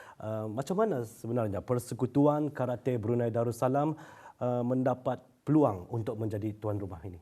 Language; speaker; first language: Malay; native; Malay